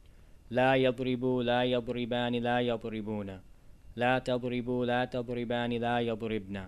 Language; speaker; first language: Arabic; non-native, fluent; English